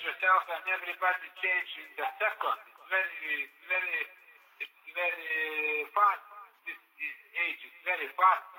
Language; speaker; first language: English; non-native, learner; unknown